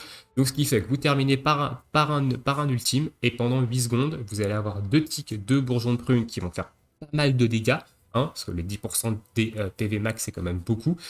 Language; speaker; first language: French; native; French